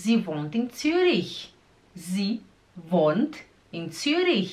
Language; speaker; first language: German; non-native, fluent; Portuguese